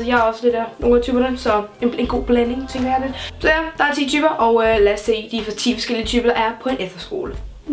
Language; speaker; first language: Danish; native; Danish